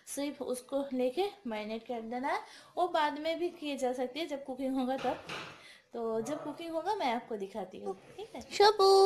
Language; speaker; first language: Hindi; non-native, local second language; Bangla